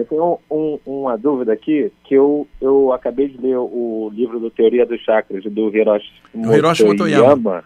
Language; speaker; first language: Portuguese; native; Portuguese